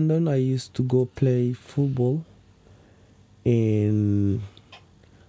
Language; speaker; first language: English; non-native, learner; Wolof